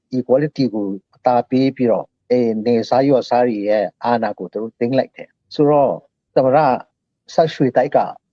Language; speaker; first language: Burmese; non-native, local second language; Hakha Chin